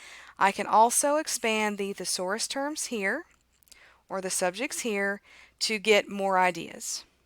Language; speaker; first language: English; native; English